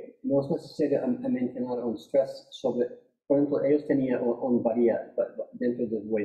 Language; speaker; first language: Spanish; non-native, fluent; English